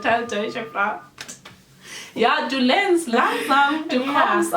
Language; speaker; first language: German; non-native, fluent; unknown